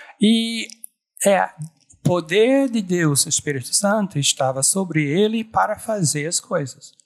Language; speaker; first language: Portuguese; non-native, fluent; English